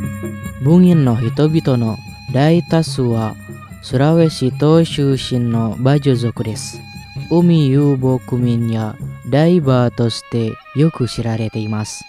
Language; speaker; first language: Japanese; non-native, fluent; Indonesian